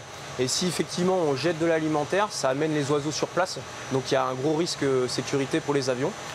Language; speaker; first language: French; native; French